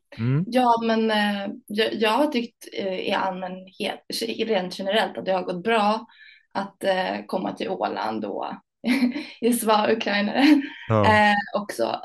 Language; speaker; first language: Swedish; early bilingual, other home language; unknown